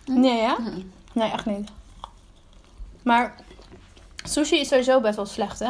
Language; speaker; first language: Dutch; native; Dutch